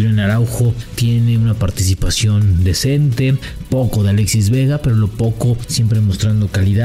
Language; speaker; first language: Spanish; native; Spanish